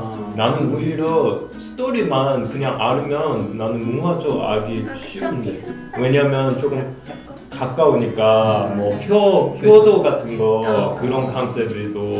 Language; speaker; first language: Korean; non-native, fluent; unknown